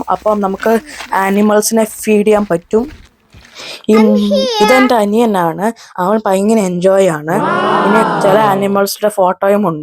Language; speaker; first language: Malayalam; early bilingual, heritage; Malayalam